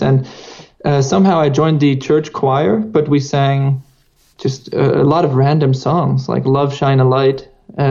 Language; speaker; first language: English; non-native, fluent; Dutch